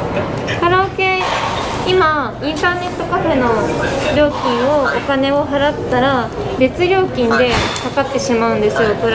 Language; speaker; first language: Japanese; native; Japanese